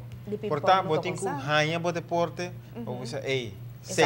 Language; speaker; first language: Portuguese; non-native, learner; Papiamento